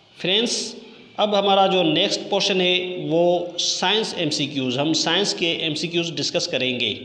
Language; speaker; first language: Urdu; non-native, local second language; Sindhi